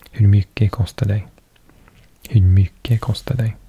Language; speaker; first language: Swedish; non-native, learner; English